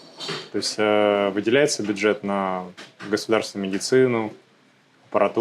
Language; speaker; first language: Russian; native; Russian